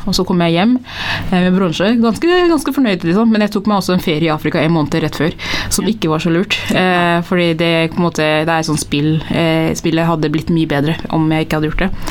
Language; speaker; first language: Norwegian; early bilingual, other home language; Tigrinya